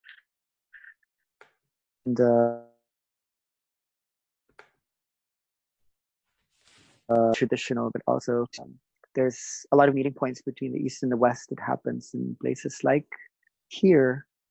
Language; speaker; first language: English; non-native, local second language; Filipino